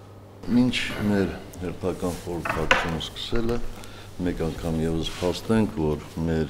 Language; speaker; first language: Armenian; native; Armenian